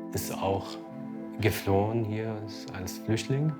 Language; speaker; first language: German; non-native, fluent; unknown